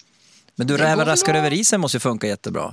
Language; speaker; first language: Swedish; native; Swedish